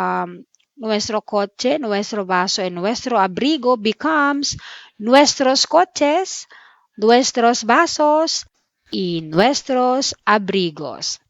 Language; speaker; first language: Spanish; non-native, fluent; Filipino